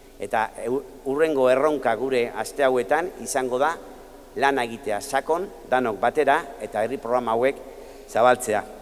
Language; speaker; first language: Basque; native; Basque